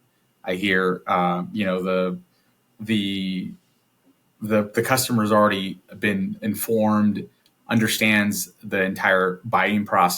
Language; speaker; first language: English; native; English